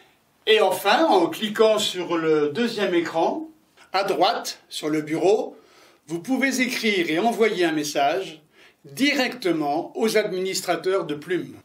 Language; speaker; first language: French; native; French